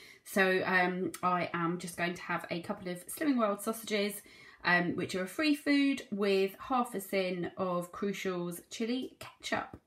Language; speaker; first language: English; native; English